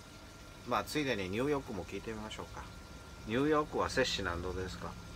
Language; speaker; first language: Japanese; native; Japanese